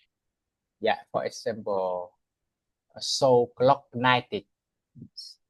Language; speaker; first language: English; non-native, learner; Vietnamese